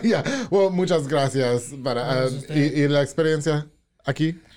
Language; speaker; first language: Spanish; non-native, learner; English